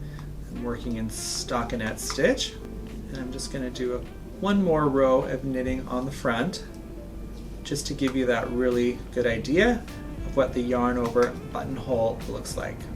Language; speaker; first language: English; native; English